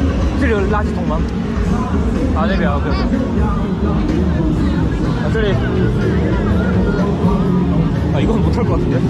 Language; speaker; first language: Chinese; non-native, learner; Korean